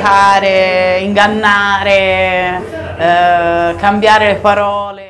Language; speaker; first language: Italian; native; Italian